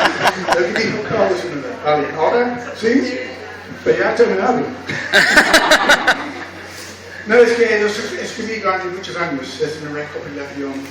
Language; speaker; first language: Spanish; non-native, fluent; English